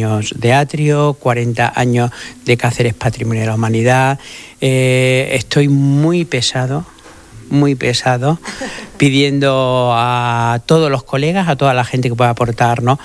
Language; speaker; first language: Spanish; native; Spanish